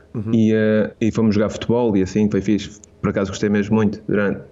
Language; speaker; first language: Portuguese; native; Portuguese